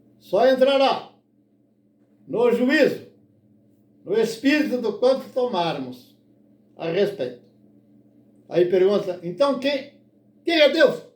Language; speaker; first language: Portuguese; native; Portuguese